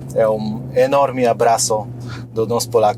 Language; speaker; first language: Portuguese; non-native, fluent; Polish